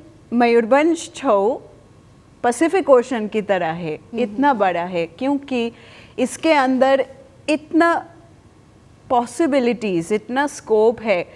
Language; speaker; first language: Hindi; non-native, fluent; Spanish